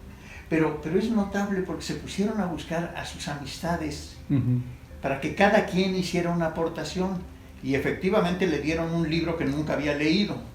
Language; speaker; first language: Spanish; native; Spanish